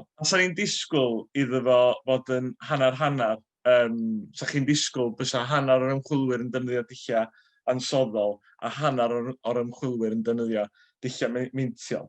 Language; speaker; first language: Welsh; native; Welsh